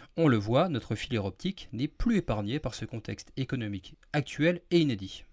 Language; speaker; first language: French; native; French